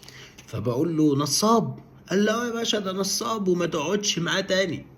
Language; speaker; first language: Arabic; native; Arabic